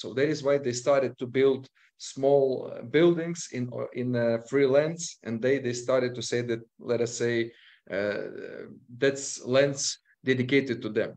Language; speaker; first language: English; non-native, fluent; Ukrainian